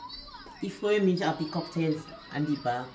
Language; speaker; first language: German; non-native, learner; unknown